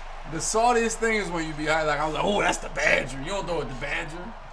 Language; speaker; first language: English; native; English